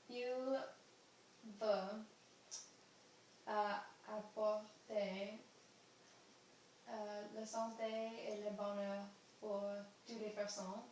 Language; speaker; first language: French; non-native, learner; English